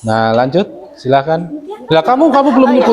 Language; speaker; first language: Indonesian; native; Indonesian